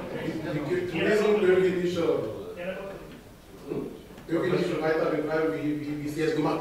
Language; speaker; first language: German; non-native, fluent; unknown